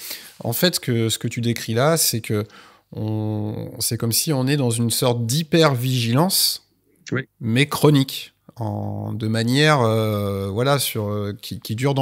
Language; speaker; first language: French; native; French